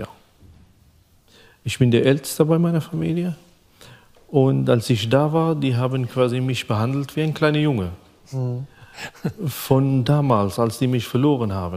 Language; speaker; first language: German; non-native, fluent; Arabic